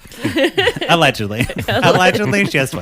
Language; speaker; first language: English; native; English